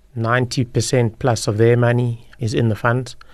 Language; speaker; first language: English; native; English